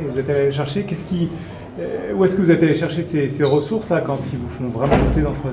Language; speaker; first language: French; native; French